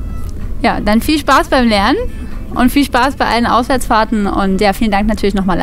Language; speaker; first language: German; native; German